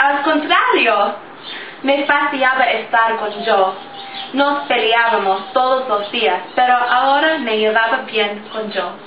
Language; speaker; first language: Spanish; non-native, learner; English